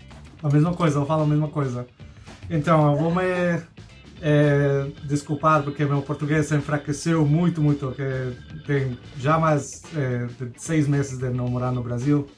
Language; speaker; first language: Portuguese; non-native, fluent; Spanish